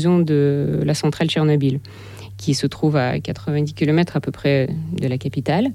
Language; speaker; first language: French; non-native, fluent; Russian